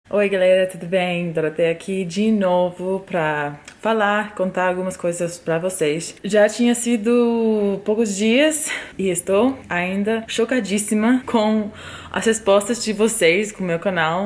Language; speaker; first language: Portuguese; non-native, fluent; English